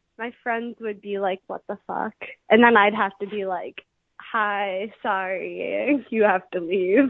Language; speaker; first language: English; native; English